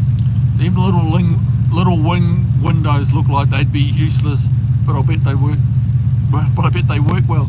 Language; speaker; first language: English; native; English